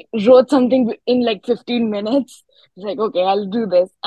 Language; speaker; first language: English; non-native, local second language; Hindi